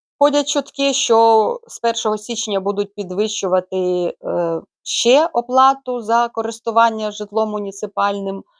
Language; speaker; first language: Ukrainian; native; Ukrainian